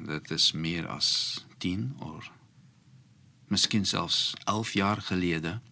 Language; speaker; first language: Dutch; non-native, fluent; Polish